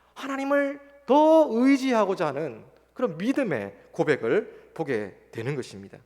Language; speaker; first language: Korean; native; Korean